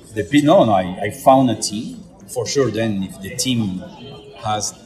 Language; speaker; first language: English; non-native, fluent; Spanish